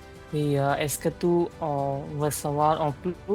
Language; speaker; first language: French; non-native, learner; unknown